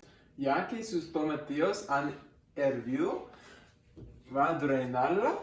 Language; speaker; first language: Spanish; non-native, learner; English